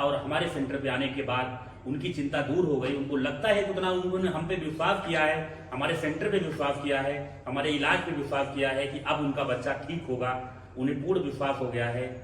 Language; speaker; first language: Hindi; native; Hindi